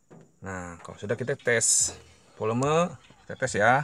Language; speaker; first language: Indonesian; native; Indonesian